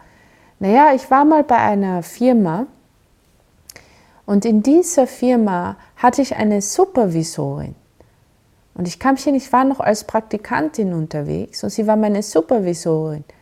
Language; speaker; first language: German; non-native, fluent; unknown